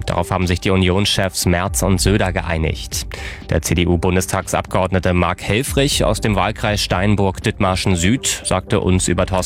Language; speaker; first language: German; native; German